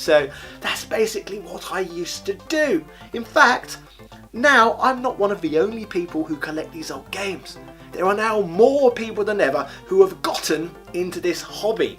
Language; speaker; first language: English; native; English